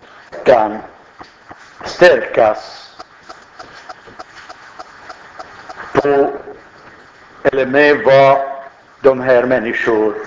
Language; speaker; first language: Swedish; non-native, fluent; Arabic